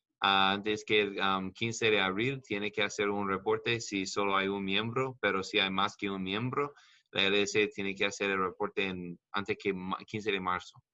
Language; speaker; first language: Spanish; non-native, learner; English